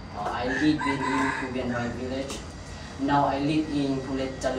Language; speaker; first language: English; non-native, learner; Hmong